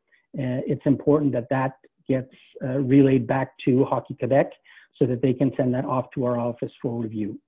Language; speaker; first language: English; native; English